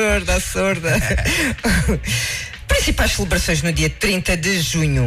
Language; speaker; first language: Portuguese; native; Portuguese